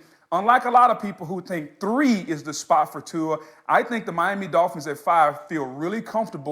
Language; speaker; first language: English; native; English